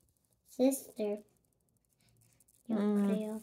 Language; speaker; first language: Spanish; early bilingual, heritage; Spanish